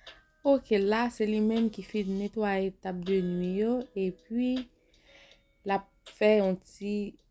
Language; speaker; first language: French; non-native, local second language; Haitian Creole